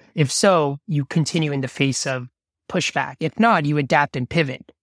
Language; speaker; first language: English; non-native, local second language; Bangla